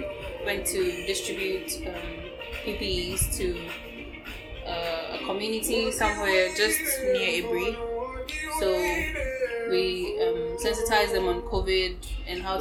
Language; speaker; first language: English; non-native, local second language; Ewe